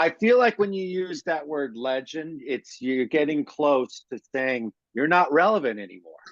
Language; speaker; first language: English; native; English